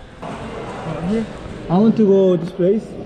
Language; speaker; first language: English; non-native, learner; Korean